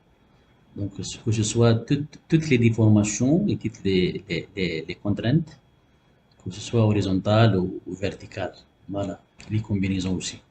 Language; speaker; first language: French; non-native, local second language; Arabic